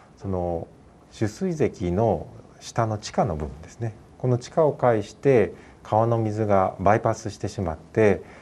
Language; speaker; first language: Japanese; native; Japanese